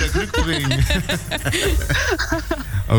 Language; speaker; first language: German; native; German